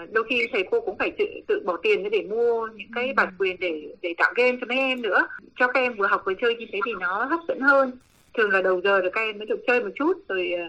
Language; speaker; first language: Vietnamese; native; Vietnamese